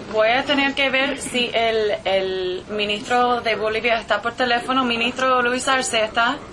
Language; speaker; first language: Spanish; non-native, fluent; English